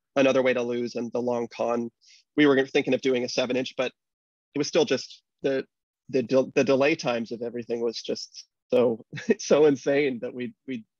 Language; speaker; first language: English; native; English